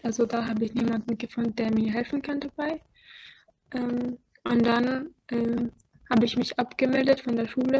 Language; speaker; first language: German; non-native, fluent; Arabic